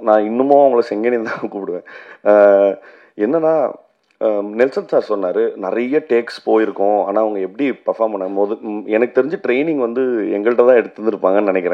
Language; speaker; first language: Tamil; native; Tamil